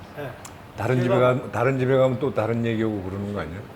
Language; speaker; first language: Korean; native; Korean